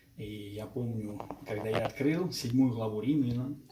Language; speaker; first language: Russian; native; Russian